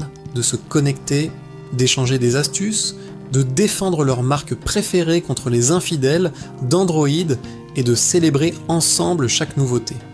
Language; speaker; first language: French; native; French